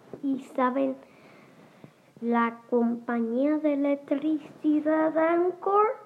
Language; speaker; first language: Spanish; early bilingual, heritage; Spanish